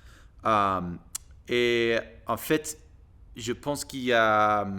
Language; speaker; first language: French; non-native, learner; English